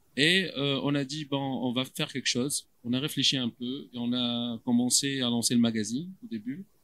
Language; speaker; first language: French; non-native, local second language; Arabic